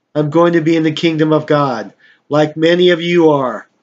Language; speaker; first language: English; native; English